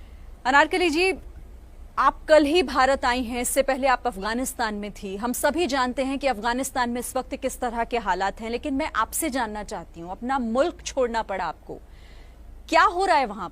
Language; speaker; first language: Hindi; native; Hindi